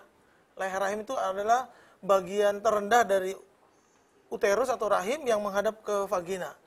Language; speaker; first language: Indonesian; native; Indonesian